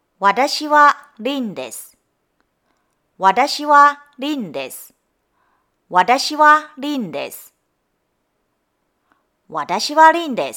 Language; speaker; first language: Japanese; non-native, fluent; Chinese